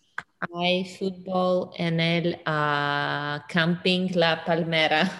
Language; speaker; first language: Spanish; non-native, learner; English